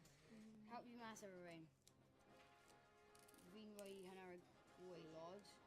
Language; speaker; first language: Welsh; non-native, local second language; English